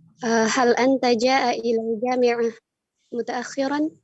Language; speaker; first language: Arabic; non-native, learner; Indonesian